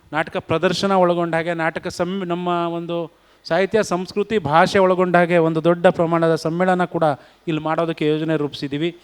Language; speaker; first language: Kannada; non-native, local second language; Lambadi